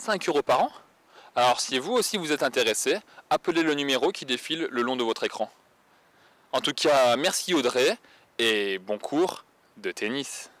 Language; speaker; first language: French; native; French